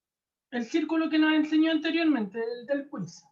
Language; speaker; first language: Spanish; native; Spanish